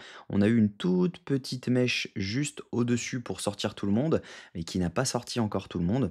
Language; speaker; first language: French; native; French